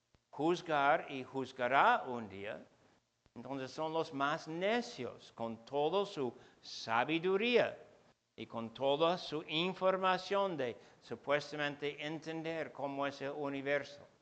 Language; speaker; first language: Spanish; non-native, fluent; English